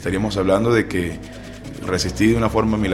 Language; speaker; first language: Spanish; native; Spanish